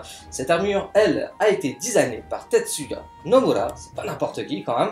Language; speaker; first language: French; native; French